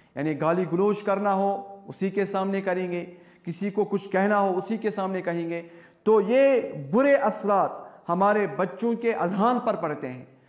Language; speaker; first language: Hindi; non-native, local second language; Kashmiri